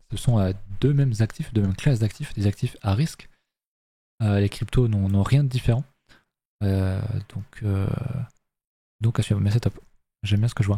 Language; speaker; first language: French; native; French